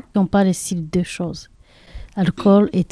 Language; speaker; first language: French; non-native, learner; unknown